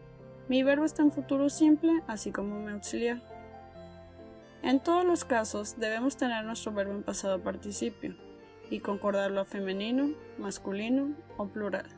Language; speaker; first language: Spanish; native; Spanish